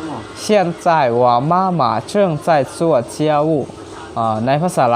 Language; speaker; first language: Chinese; non-native, learner; Hmong